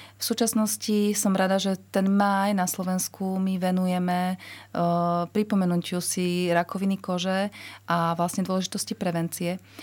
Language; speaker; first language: Slovak; native; Slovak